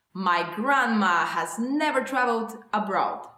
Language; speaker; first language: English; non-native, fluent; Bulgarian